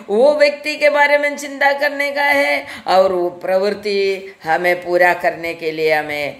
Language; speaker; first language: Hindi; non-native, local second language; Malayalam